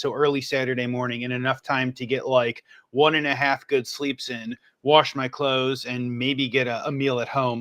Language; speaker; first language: English; native; English